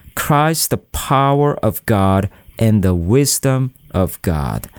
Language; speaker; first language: English; non-native, fluent; Korean